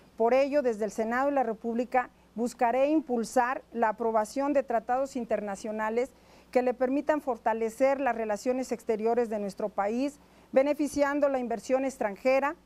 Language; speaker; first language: Spanish; native; Spanish